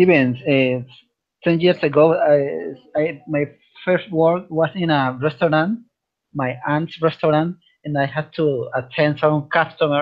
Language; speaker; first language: English; non-native, learner; Spanish